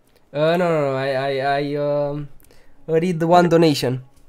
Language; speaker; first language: English; non-native, learner; Romanian